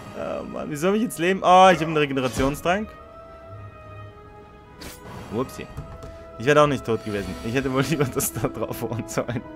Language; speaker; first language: German; native; German